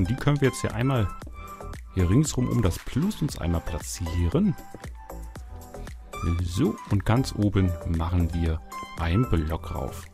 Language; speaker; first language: German; native; German